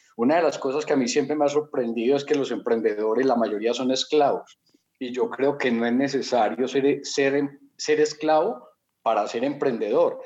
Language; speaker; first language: Spanish; native; Spanish